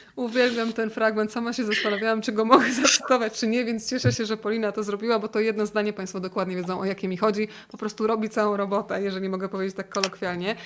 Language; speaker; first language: Polish; native; Polish